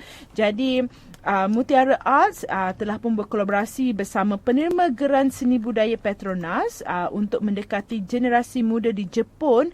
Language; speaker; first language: Malay; native; Malay